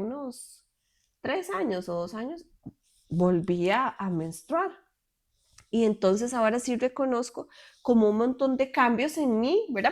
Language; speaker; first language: Spanish; native; Spanish